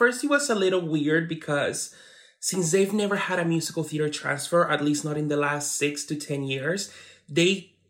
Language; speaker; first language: English; non-native, fluent; Spanish